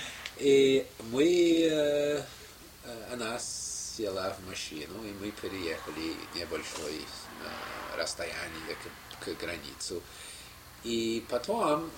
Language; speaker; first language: Russian; non-native, fluent; English